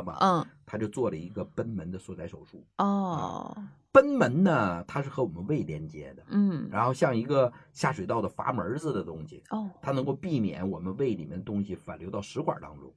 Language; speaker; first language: Chinese; native; Chinese